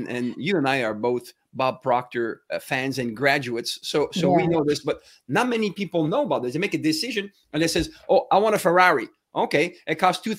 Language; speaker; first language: English; non-native, fluent; French